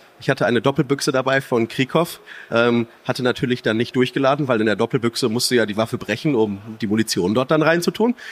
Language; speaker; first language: German; native; German